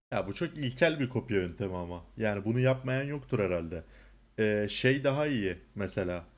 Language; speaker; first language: Turkish; native; Turkish